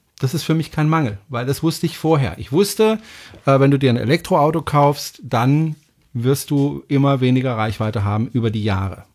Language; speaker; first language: German; non-native, fluent; French